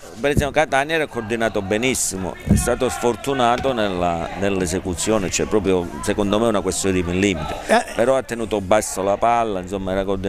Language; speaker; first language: Italian; native; Italian